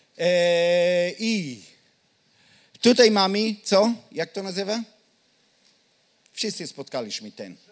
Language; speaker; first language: Polish; non-native, learner; Hebrew